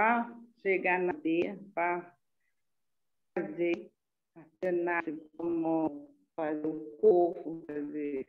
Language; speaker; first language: Portuguese; non-native, local second language; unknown